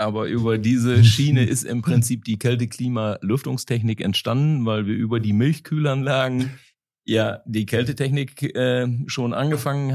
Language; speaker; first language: German; native; German